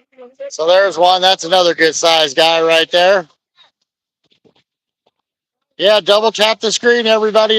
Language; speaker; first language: English; native; English